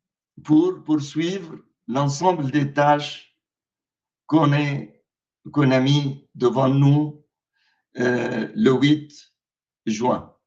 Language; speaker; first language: French; non-native, fluent; Arabic